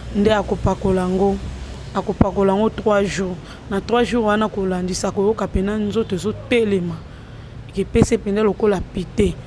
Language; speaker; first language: Lingala; native; Lingala